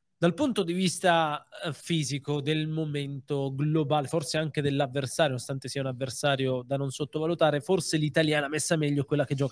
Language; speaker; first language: Italian; native; Italian